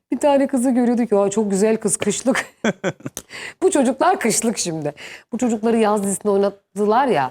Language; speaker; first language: Turkish; native; Turkish